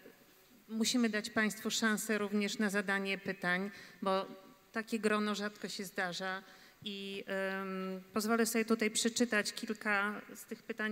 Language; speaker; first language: Polish; native; Polish